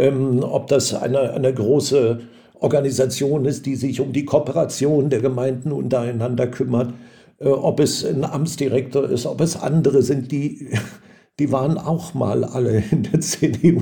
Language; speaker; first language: German; native; German